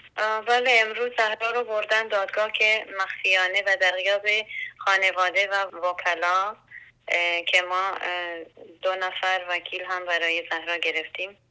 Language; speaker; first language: Persian; non-native, local second language; Central Kurdish